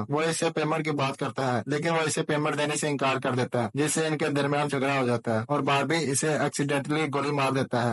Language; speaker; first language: Hindi; native; Hindi